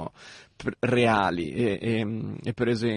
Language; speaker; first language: Italian; native; Italian